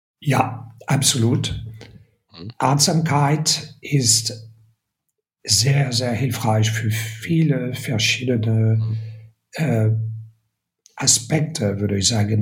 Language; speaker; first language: German; non-native, fluent; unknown